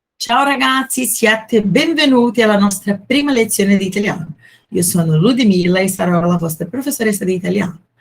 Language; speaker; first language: Italian; non-native, fluent; Portuguese